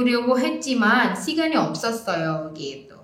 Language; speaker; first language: Korean; non-native, fluent; Indonesian